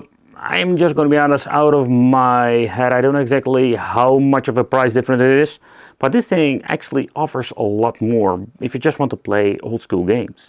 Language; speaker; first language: English; non-native, fluent; Dutch